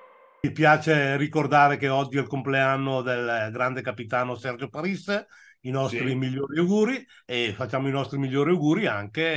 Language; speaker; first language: Italian; native; Italian